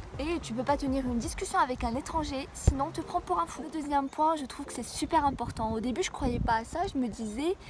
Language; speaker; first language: French; non-native, local second language; Arabic